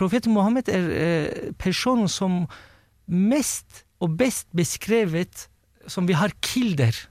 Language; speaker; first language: Norwegian; non-native, fluent; Turkish